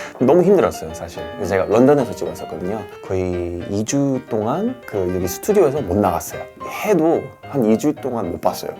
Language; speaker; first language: Korean; non-native, fluent; English